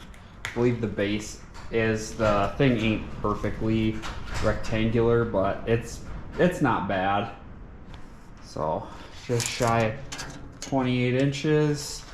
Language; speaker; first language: English; native; English